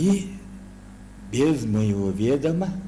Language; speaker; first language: Russian; non-native, local second language; Yakut